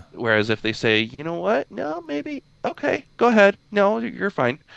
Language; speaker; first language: English; native; English